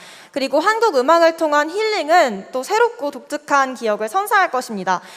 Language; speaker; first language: Korean; native; Korean